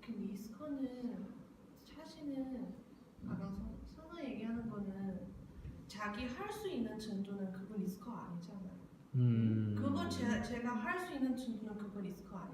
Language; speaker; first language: Korean; non-native, learner; Chinese